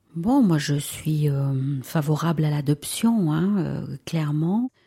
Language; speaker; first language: French; early bilingual, other home language; Spanish